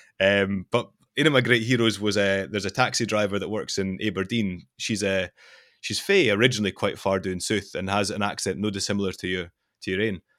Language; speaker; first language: English; non-native, local second language; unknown